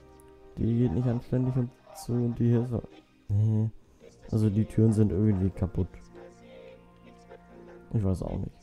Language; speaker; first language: German; native; German